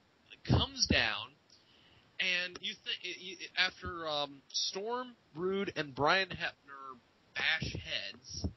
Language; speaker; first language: English; native; English